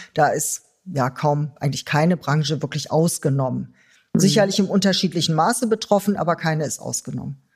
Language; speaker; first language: German; native; German